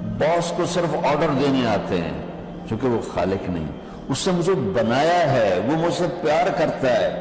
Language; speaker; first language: Urdu; non-native, local second language; Punjabi